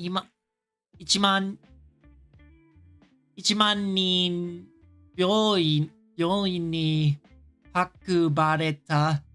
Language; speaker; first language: Japanese; non-native, learner; English